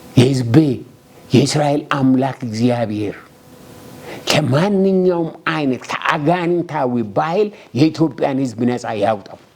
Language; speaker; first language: Amharic; non-native, local second language; Oromo